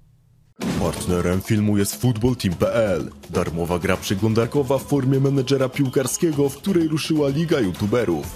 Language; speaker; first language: Polish; native; Polish